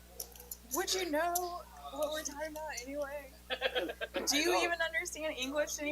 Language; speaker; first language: English; native; English